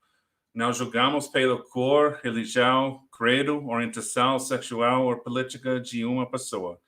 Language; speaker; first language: Portuguese; non-native, learner; English